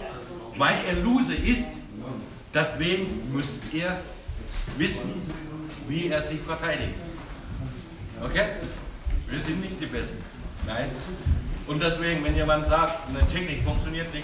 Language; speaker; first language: German; non-native, learner; Thai